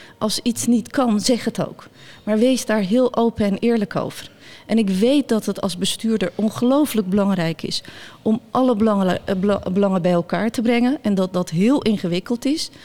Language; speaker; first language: Dutch; early bilingual, other home language; Turkish